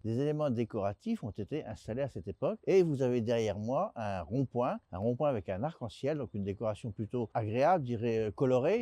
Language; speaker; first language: French; native; French